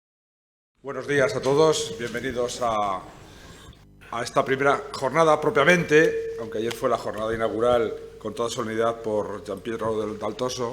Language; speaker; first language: Spanish; native; Spanish